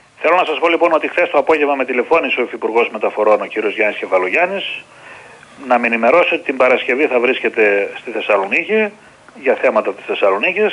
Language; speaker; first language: Greek; native; Greek